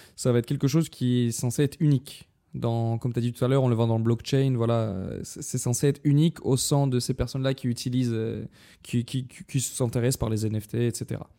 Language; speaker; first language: French; non-native, fluent; Russian